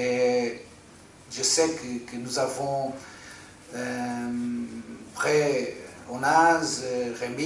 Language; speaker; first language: French; non-native, fluent; Portuguese